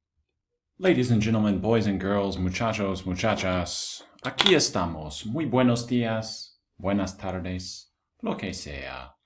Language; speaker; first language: Spanish; non-native, fluent; English